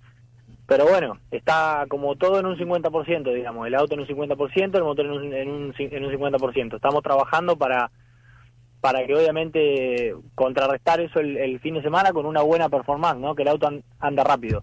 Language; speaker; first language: Spanish; native; Spanish